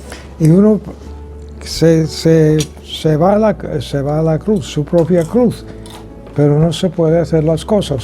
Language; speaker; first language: Spanish; non-native, fluent; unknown